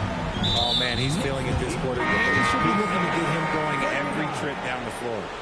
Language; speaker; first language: English; native; English